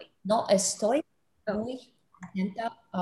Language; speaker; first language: Spanish; non-native, learner; English